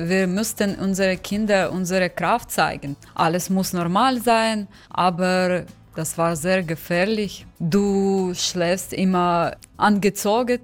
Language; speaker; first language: German; non-native, learner; Ukrainian